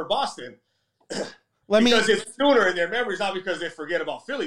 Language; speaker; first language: English; native; English